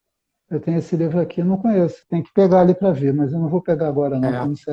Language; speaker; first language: Portuguese; native; Portuguese